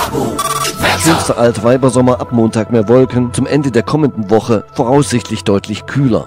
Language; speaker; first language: German; native; German